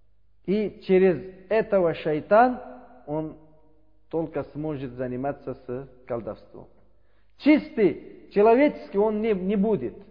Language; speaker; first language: Russian; non-native, learner; Uzbek